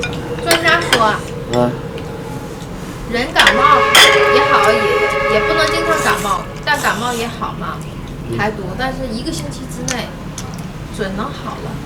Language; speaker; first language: Chinese; native; Chinese